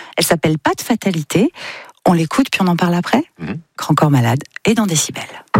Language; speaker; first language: French; native; French